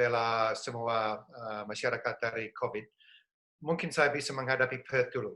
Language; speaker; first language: Indonesian; non-native, fluent; English